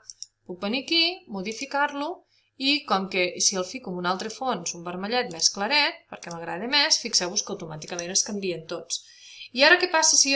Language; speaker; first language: Catalan; native; Catalan